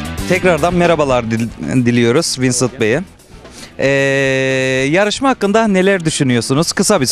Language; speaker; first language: Turkish; native; Turkish